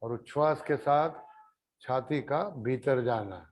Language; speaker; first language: Hindi; non-native, local second language; Gujarati